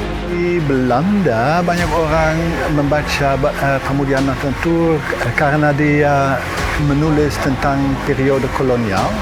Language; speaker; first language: Indonesian; non-native, fluent; Dutch